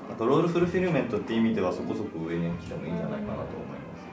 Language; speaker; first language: Japanese; native; Japanese